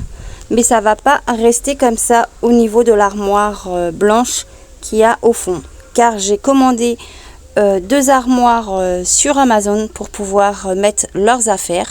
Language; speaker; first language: French; native; French